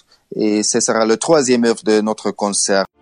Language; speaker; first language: French; non-native, learner; Hungarian